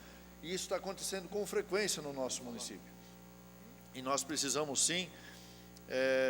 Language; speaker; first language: Portuguese; native; Portuguese